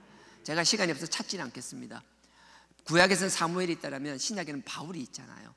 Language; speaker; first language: Korean; native; Korean